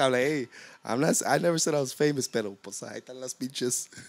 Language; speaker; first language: Spanish; early bilingual, heritage; Spanish